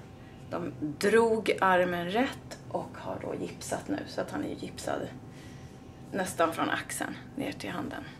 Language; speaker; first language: Swedish; native; Swedish